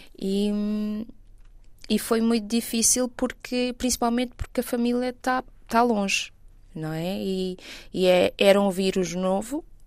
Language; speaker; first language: Portuguese; non-native, local second language; Kabuverdianu